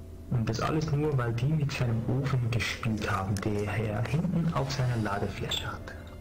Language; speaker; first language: German; native; German